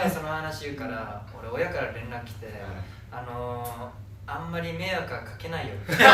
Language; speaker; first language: Japanese; native; Japanese